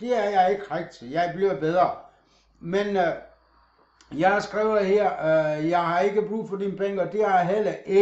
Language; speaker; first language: Danish; non-native, fluent; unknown